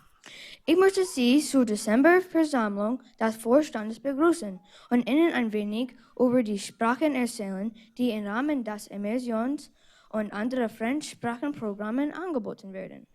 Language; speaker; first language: German; non-native, learner; English